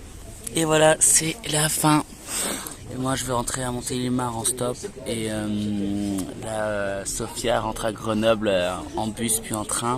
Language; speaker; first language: French; native; French